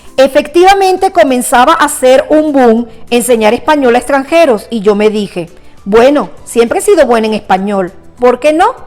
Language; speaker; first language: Spanish; native; Spanish